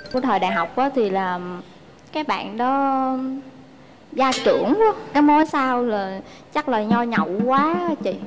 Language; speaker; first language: Vietnamese; native; Vietnamese